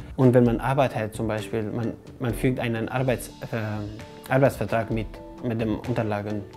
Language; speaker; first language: German; non-native, fluent; Arabic